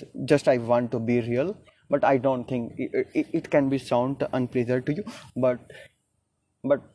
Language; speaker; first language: English; non-native, local second language; Hindi